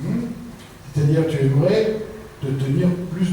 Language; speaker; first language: French; native; French